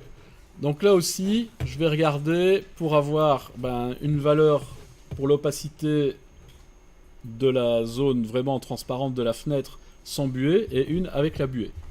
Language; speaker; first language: French; native; French